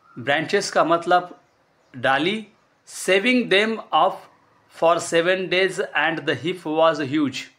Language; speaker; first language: Hindi; non-native, local second language; Marathi